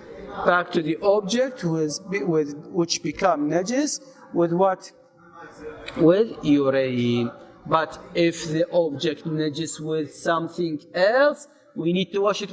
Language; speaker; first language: English; non-native, fluent; Arabic